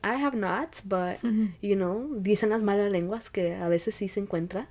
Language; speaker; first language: Spanish; early bilingual, heritage; Spanish